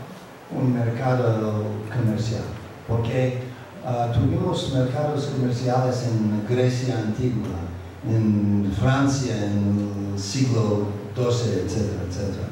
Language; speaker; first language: Spanish; non-native, fluent; English